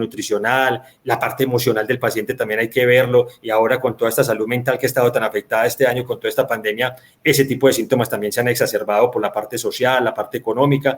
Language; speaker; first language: Spanish; native; Spanish